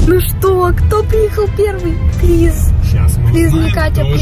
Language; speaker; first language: Russian; early bilingual, heritage; Russian